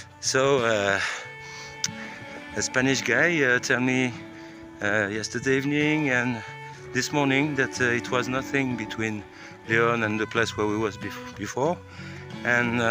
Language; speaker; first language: English; non-native, learner; French